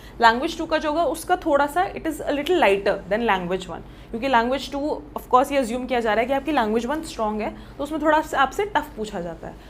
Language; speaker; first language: Hindi; native; Hindi